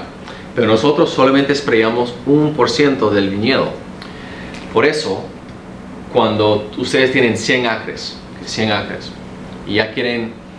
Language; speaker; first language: Spanish; early bilingual, heritage; Spanish